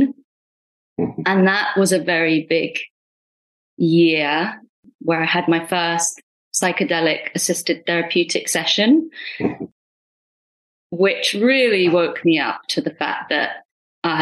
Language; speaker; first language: English; non-native, local second language; Punjabi